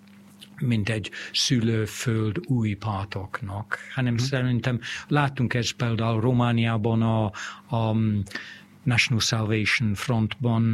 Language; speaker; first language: Hungarian; non-native, fluent; English